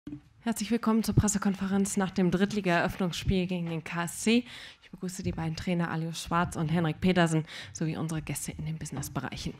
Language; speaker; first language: German; native; German